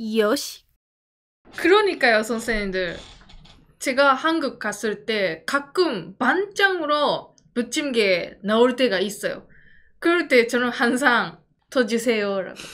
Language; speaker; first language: Korean; non-native, fluent; Japanese